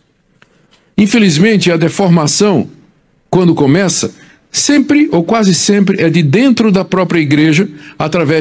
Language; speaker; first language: Portuguese; native; Portuguese